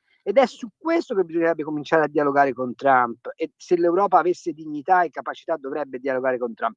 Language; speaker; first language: Italian; native; Italian